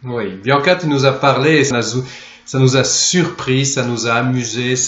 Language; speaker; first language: French; native; French